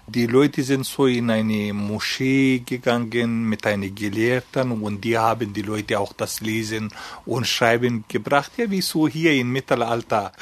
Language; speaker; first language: German; non-native, fluent; Pashto